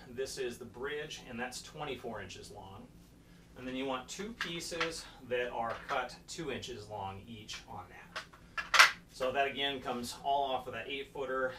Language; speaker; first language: English; native; English